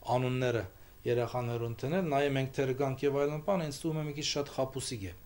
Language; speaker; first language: Armenian; early bilingual, heritage; Armenian